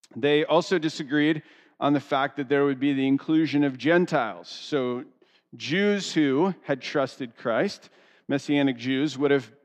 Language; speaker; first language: English; native; English